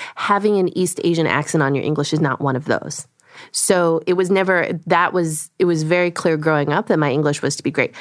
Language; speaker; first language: English; early bilingual, other home language; Korean